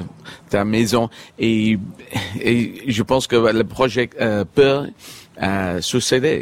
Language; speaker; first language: French; non-native, fluent; English